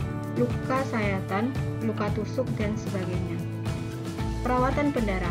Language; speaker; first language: Indonesian; native; Indonesian